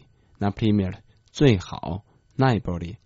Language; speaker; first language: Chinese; native; Chinese